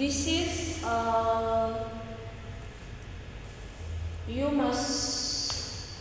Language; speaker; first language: English; non-native, learner; Indonesian